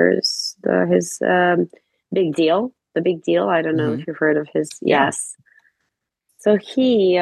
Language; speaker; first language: English; non-native, fluent; Serbian